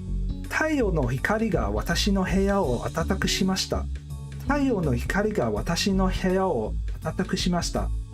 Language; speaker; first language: Japanese; non-native, learner; English